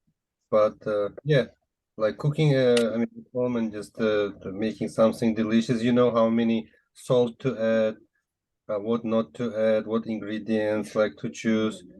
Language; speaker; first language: English; non-native, fluent; Uzbek